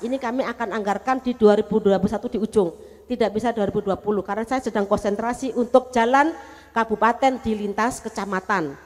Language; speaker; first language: Indonesian; non-native, local second language; Javanese